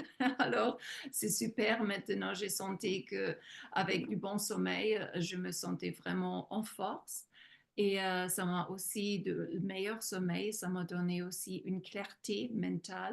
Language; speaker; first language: French; non-native, fluent; German